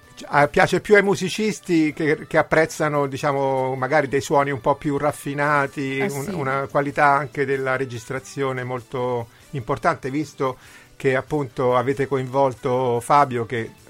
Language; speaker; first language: Italian; native; Italian